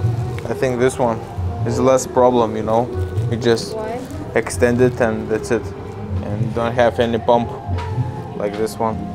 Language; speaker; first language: English; non-native, fluent; Lithuanian